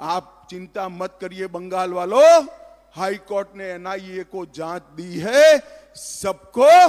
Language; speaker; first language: Hindi; non-native, local second language; Gujarati